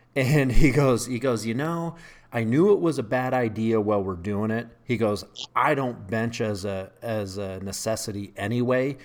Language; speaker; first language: English; native; English